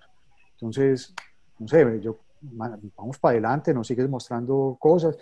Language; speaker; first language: Spanish; native; Spanish